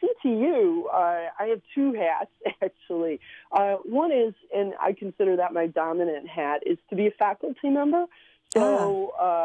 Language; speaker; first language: English; early bilingual, other home language; Slovenian